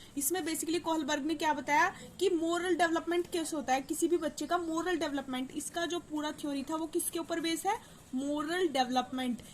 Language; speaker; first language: Hindi; native; Hindi